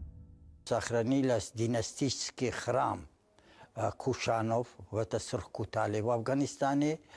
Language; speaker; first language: Russian; non-native, local second language; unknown